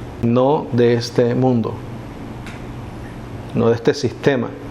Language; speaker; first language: Spanish; native; Spanish